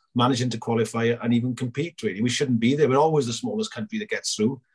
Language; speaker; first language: English; native; English